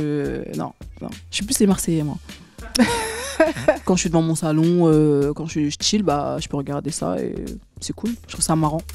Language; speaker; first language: French; native; French